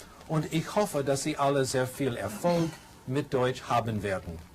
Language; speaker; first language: German; non-native, fluent; English